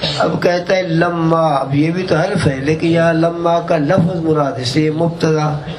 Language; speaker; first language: Urdu; non-native, local second language; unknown